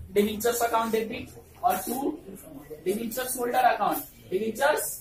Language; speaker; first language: Hindi; native; Hindi